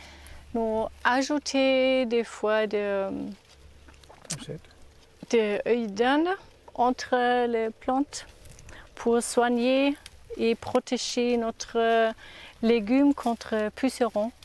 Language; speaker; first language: French; non-native, learner; German